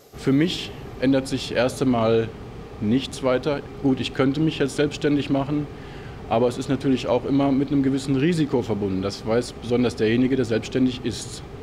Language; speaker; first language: German; native; German